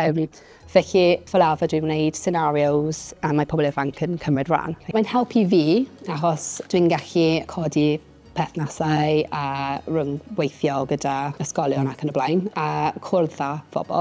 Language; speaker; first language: Welsh; non-native, local second language; English